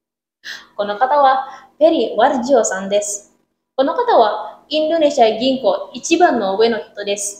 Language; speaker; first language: Japanese; non-native, learner; Indonesian